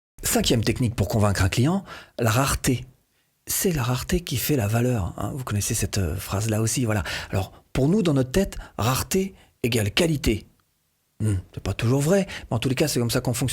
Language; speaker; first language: French; native; French